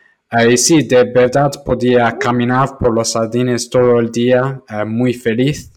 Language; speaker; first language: Spanish; non-native, fluent; English